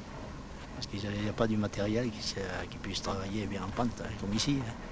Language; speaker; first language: French; native; French